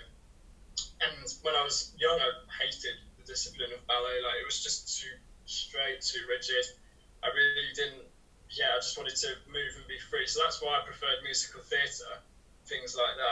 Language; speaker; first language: English; native; English